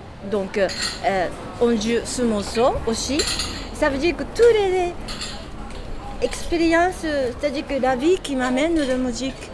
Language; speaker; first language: French; non-native, learner; Japanese